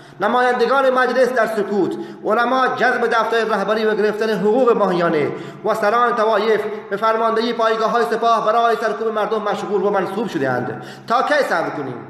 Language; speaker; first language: Persian; non-native, local second language; Baluchi